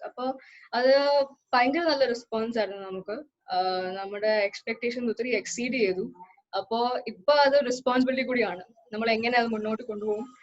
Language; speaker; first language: Malayalam; early bilingual, heritage; Malayalam